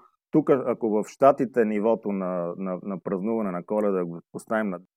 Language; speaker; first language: Bulgarian; early bilingual, heritage; Bulgarian